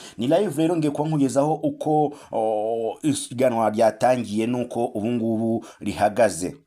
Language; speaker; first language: Kinyarwanda; native; Kinyarwanda